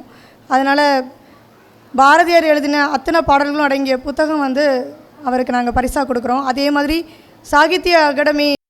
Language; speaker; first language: Tamil; native; Tamil